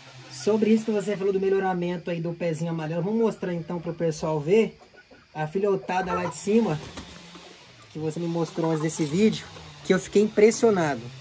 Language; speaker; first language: Portuguese; native; Portuguese